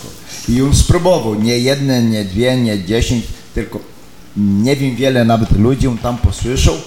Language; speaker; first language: Polish; early bilingual, heritage; Polish